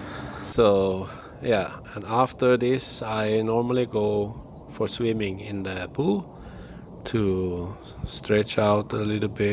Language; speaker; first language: English; non-native, learner; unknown